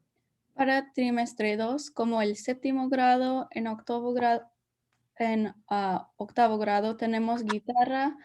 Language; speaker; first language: Spanish; early bilingual, heritage; Spanish